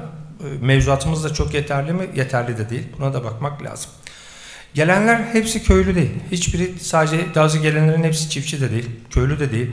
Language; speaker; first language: Turkish; native; Turkish